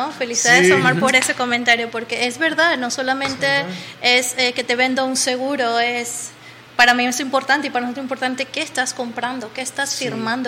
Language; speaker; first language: Spanish; native; Spanish